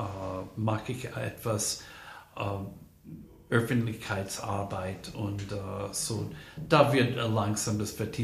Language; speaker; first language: German; non-native, fluent; English